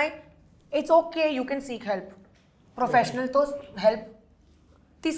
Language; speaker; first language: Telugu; non-native, local second language; Hindi